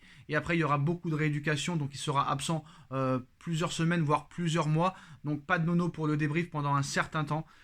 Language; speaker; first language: French; native; French